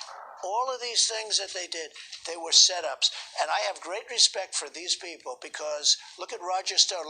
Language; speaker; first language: English; native; English